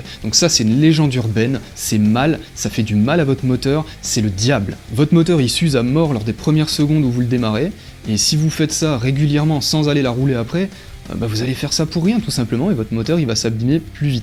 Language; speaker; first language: French; native; French